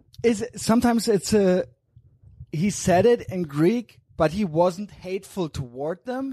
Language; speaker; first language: English; non-native, fluent; German